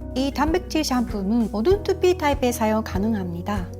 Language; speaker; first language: Korean; non-native, fluent; Japanese